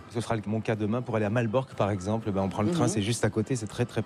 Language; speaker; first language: French; native; French